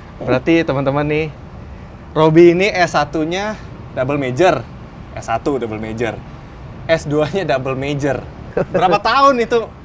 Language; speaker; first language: Indonesian; native; Indonesian